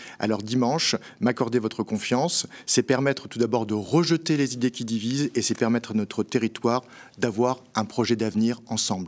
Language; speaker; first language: French; native; French